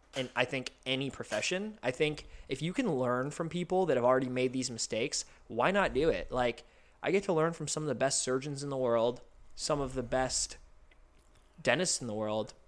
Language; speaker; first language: English; early bilingual, other home language; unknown